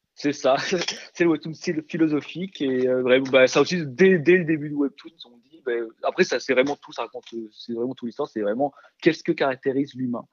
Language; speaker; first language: French; early bilingual, other home language; Korean